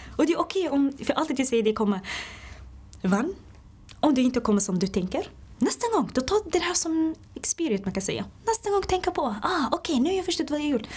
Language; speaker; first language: Swedish; non-native, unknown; Somali